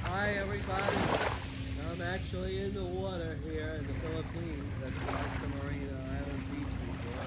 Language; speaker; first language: English; native; English